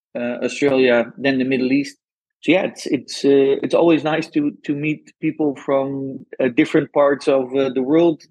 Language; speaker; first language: English; non-native, fluent; Dutch